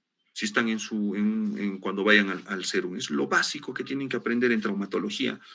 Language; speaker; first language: Spanish; native; Spanish